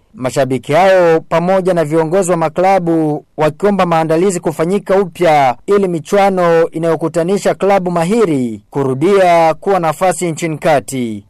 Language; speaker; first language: Swahili; non-native, local second language; Rundi